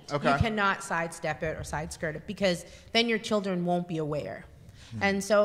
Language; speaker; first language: English; native; English